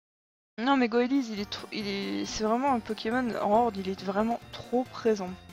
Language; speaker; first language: French; native; French